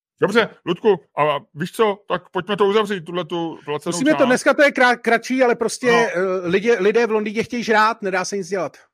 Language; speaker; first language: Czech; native; Czech